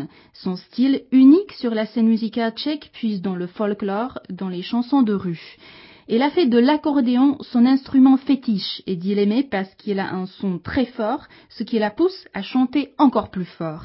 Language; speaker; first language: French; native; French